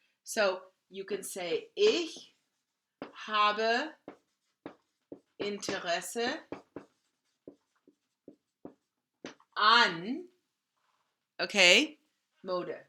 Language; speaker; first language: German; non-native, fluent; English